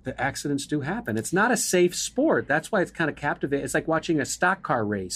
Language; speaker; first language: English; native; English